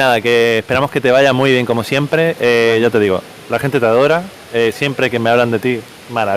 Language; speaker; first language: Spanish; native; Spanish